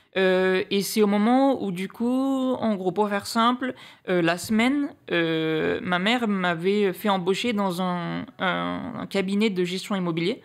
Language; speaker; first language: French; native; French